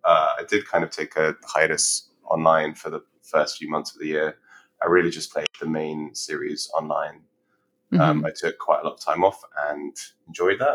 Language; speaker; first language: English; native; English